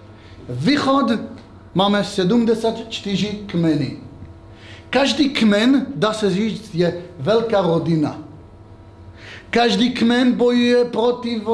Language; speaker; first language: Czech; non-native, fluent; Hebrew